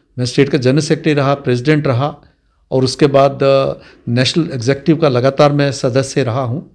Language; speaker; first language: Hindi; non-native, local second language; Dogri